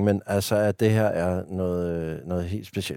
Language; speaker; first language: Danish; native; Danish